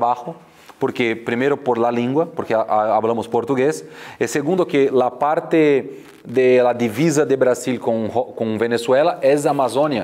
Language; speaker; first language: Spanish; non-native, fluent; Portuguese